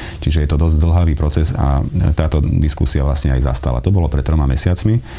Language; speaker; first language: Slovak; non-native, local second language; Hungarian